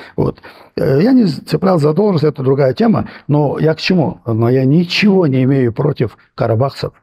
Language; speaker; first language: Russian; non-native, local second language; Armenian